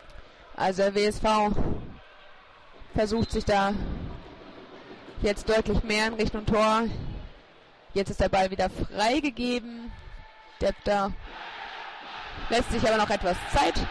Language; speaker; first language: German; native; German